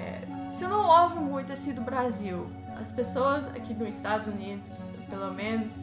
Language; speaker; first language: Portuguese; early bilingual, heritage; Portuguese